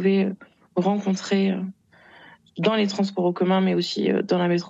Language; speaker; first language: French; native; French